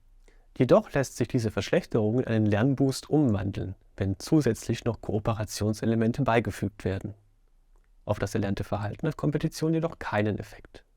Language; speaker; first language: German; native; German